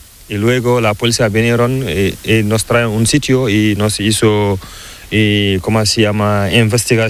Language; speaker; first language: Spanish; non-native, learner; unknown